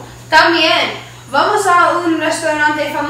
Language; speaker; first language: Spanish; non-native, learner; English